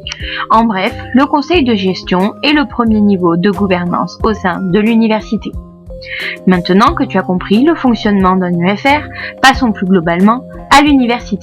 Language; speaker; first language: French; native; French